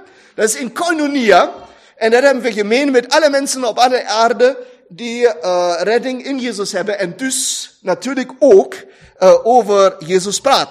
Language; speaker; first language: Dutch; non-native, fluent; German